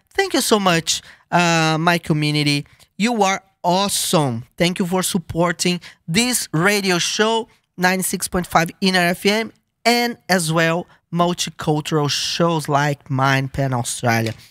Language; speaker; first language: English; non-native, fluent; Portuguese